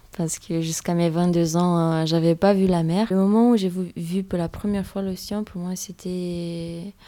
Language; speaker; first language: French; non-native, fluent; Romanian